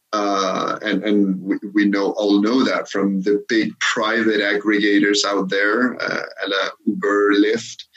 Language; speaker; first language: English; non-native, fluent; Danish